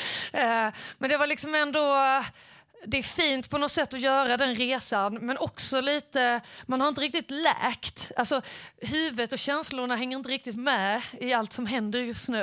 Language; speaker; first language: Swedish; native; Swedish